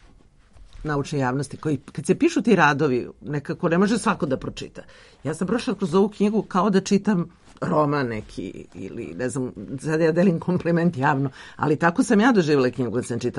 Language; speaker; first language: Serbian; native; Serbian